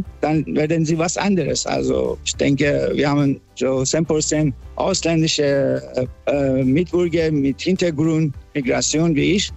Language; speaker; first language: German; non-native, fluent; Persian